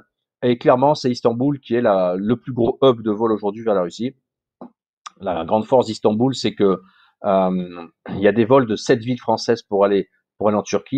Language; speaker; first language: French; native; French